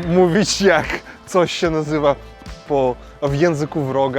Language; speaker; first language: Polish; non-native, fluent; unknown